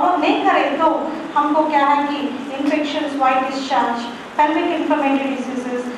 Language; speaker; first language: Hindi; non-native, local second language; Telugu